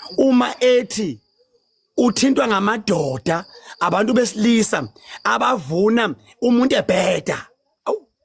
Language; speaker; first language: Zulu; native; Zulu